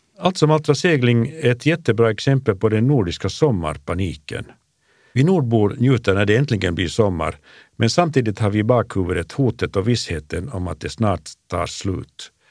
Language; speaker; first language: Swedish; native; Swedish